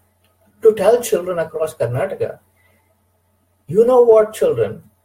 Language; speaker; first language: English; non-native, local second language; Kannada